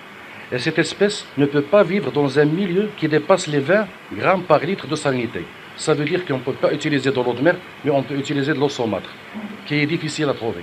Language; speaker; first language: French; non-native, local second language; Arabic